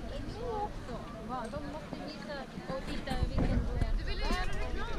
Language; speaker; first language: Swedish; early bilingual, other home language; Russian